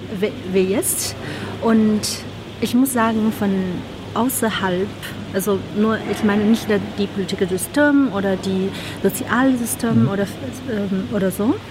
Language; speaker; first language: German; non-native, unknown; Chinese